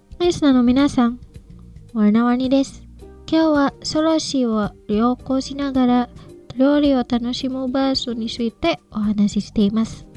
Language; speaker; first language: Japanese; non-native, fluent; Indonesian